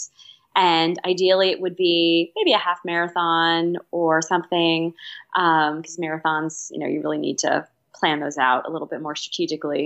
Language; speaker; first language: English; native; English